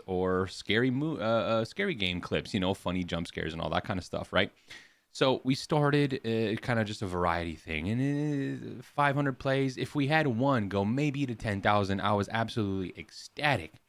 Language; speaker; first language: English; native; English